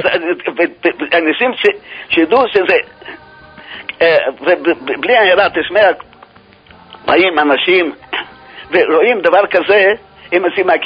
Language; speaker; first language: Hebrew; non-native, fluent; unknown